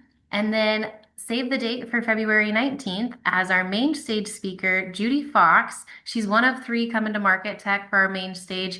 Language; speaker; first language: English; native; English